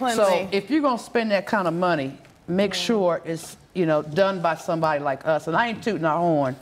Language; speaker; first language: English; native; English